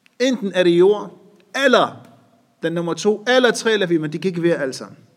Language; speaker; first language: Danish; non-native, fluent; Arabic